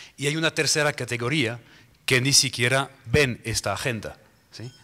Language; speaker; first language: Spanish; non-native, fluent; French